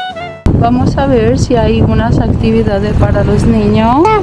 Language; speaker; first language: Spanish; non-native, fluent; Italian